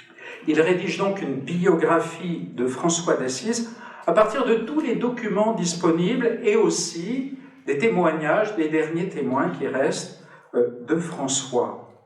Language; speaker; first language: French; native; French